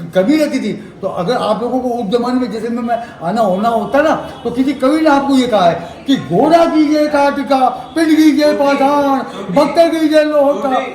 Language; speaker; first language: Hindi; native; Hindi